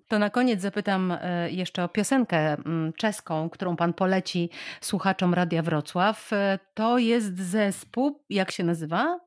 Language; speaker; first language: Polish; native; Polish